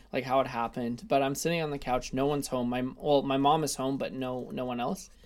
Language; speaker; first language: English; early bilingual, other home language; Russian